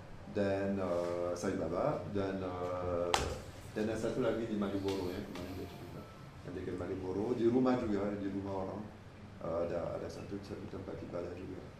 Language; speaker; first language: Indonesian; non-native, fluent; French